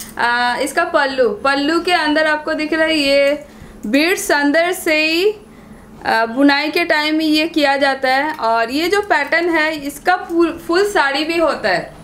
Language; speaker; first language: Hindi; non-native, local second language; Bangla